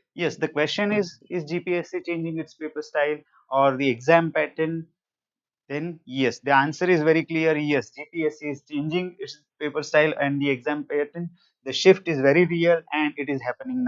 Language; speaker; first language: English; non-native, local second language; Gujarati